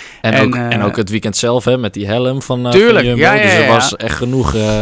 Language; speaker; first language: Dutch; native; Dutch